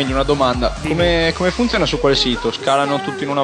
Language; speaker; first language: Italian; native; Italian